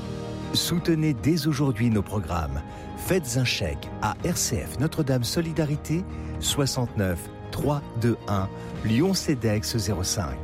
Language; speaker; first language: French; native; French